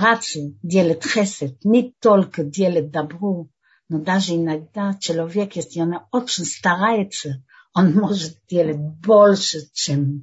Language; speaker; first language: Russian; early bilingual, heritage; Russian